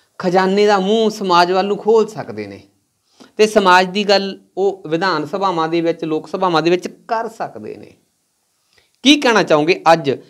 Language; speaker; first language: Punjabi; native; Punjabi